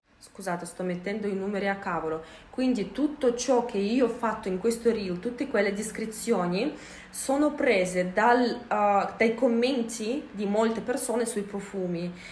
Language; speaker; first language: Italian; non-native, fluent; Russian